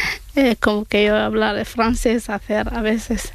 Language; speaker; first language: Spanish; non-native, learner; Arabic